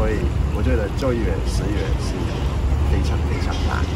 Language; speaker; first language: Chinese; non-native, fluent; English